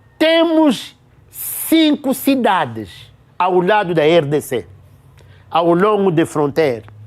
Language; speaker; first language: Portuguese; non-native, local second language; Kongo